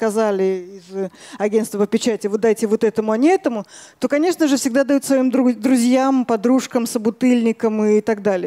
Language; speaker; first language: Russian; native; Russian